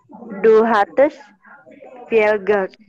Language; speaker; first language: German; non-native, learner; Indonesian